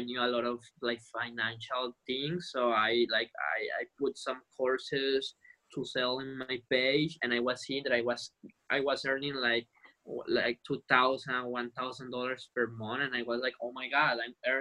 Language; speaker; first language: English; non-native, fluent; Spanish